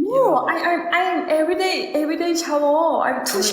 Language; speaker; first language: English; non-native, learner; Korean